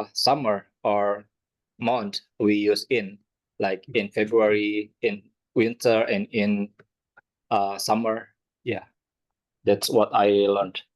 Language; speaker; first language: English; non-native, learner; Indonesian